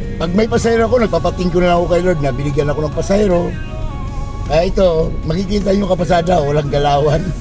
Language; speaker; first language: Filipino; native; Filipino